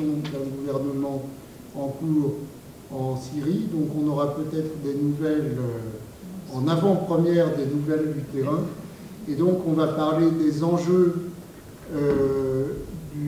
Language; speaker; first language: French; native; French